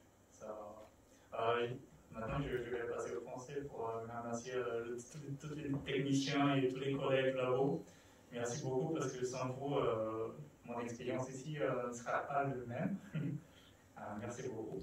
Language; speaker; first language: French; non-native, fluent; Portuguese